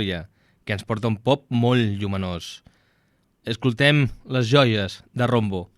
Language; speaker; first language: Catalan; native; Catalan